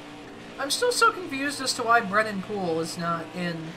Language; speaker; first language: English; native; English